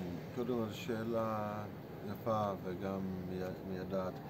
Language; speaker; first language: Hebrew; non-native, fluent; English